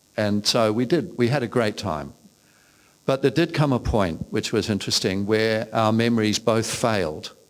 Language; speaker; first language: English; native; English